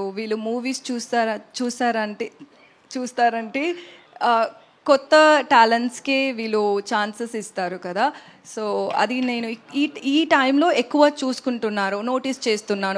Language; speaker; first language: Telugu; non-native, learner; Tamil